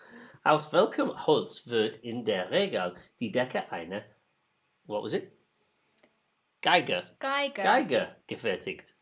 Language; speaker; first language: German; non-native, learner; English